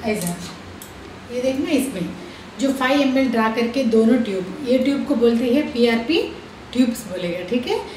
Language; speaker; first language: Hindi; non-native, local second language; Telugu